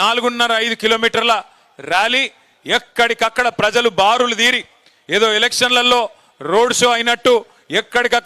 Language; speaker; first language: Telugu; native; Telugu